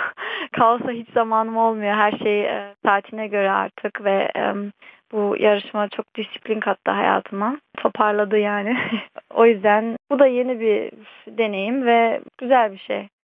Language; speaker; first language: Turkish; early bilingual, heritage; Turkish